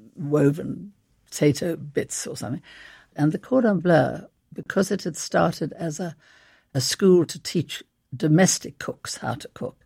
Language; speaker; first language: English; native; English